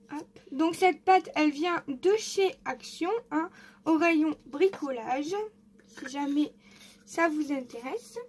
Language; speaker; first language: French; native; French